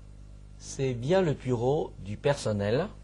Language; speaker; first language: French; non-native, fluent; Chinese